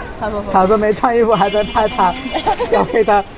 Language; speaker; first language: Chinese; non-native, learner; Bangla